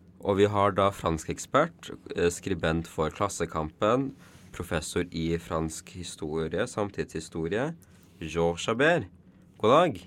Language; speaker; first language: Norwegian; early bilingual, other home language; Kurdish